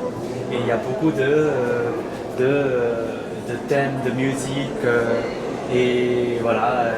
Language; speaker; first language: French; non-native, learner; Chinese